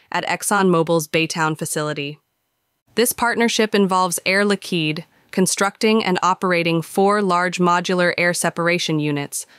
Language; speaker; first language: English; native; English